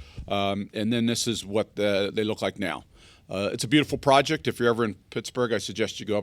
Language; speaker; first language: English; native; English